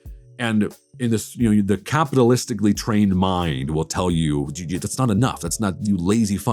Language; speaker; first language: English; native; English